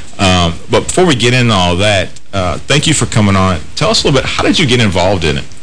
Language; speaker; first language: English; native; English